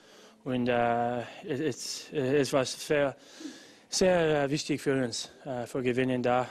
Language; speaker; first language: German; non-native, learner; English